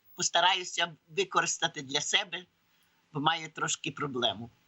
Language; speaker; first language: Ukrainian; native; Ukrainian